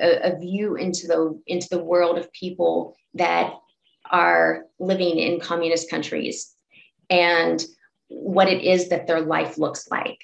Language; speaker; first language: English; native; English